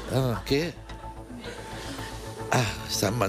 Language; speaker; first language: Spanish; native; Spanish